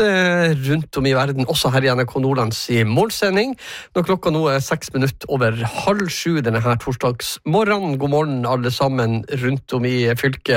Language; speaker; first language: Norwegian; native; Norwegian